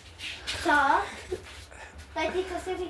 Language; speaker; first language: Czech; native; Czech